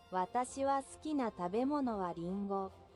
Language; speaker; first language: Japanese; non-native, learner; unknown